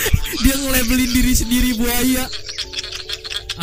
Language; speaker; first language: Indonesian; native; Indonesian